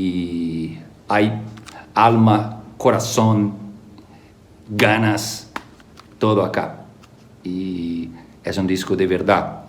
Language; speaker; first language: Spanish; non-native, fluent; Portuguese